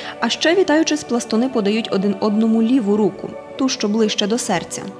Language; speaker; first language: Ukrainian; native; Ukrainian